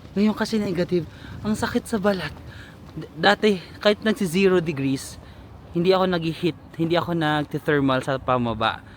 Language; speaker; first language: Filipino; native; Filipino